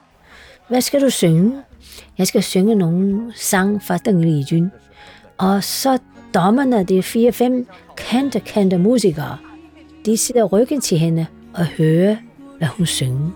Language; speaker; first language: Danish; non-native, fluent; Chinese